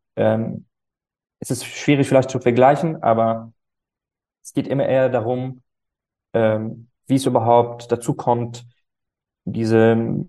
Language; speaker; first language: German; non-native, fluent; Arabic